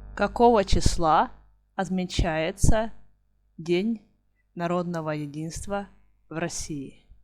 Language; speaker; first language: Russian; native; Russian